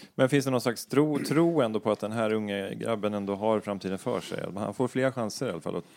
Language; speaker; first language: Swedish; native; Swedish